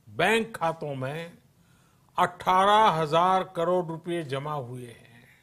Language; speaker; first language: Hindi; non-native, local second language; Gujarati